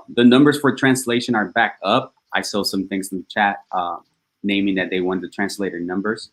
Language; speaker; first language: English; early bilingual, other home language; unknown